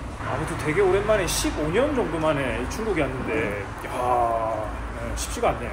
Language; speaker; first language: Korean; native; Korean